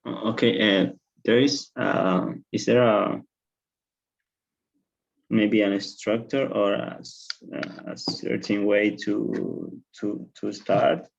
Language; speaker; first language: English; non-native, learner; Spanish